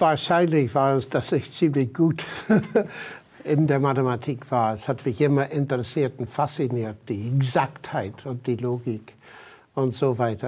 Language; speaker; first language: German; non-native, fluent; English